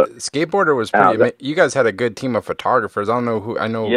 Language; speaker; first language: English; native; English